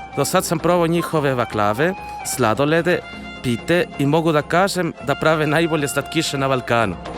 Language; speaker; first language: Serbian; non-native, fluent; Spanish